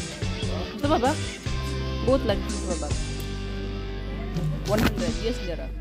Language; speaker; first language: English; non-native, learner; Filipino